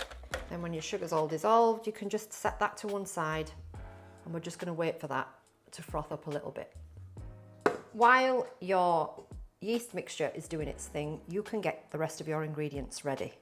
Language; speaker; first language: English; native; English